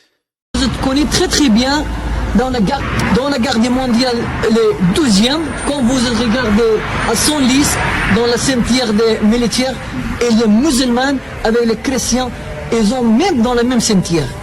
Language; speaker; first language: French; non-native, learner; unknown